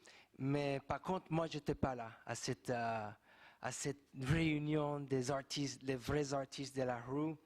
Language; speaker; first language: French; non-native, fluent; English